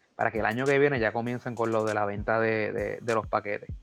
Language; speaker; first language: Spanish; native; Spanish